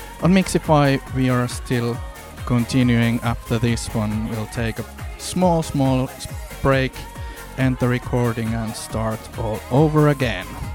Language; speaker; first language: English; non-native, fluent; Finnish